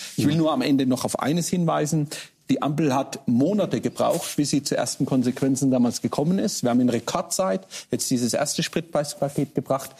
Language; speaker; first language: German; native; German